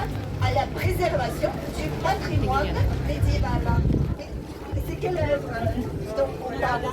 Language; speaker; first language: French; non-native, fluent; Russian